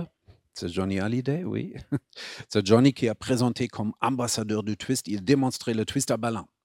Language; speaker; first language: French; non-native, fluent; German